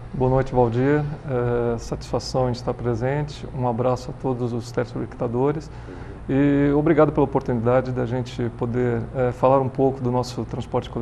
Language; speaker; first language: Portuguese; native; Portuguese